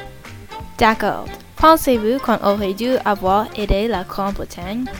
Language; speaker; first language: French; non-native, learner; English